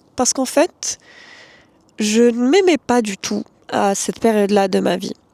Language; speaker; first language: French; non-native, local second language; Arabic